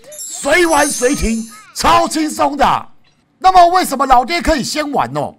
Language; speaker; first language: Chinese; native; Chinese